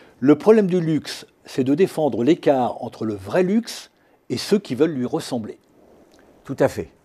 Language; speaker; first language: French; native; French